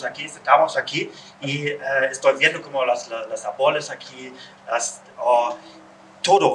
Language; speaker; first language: Spanish; non-native, learner; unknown